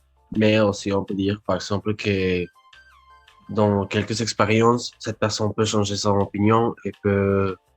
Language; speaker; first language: French; non-native, learner; Spanish